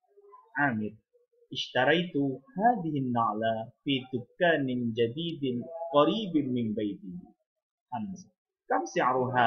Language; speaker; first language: Arabic; non-native, fluent; Indonesian